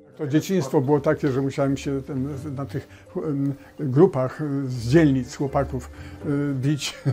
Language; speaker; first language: Polish; native; Polish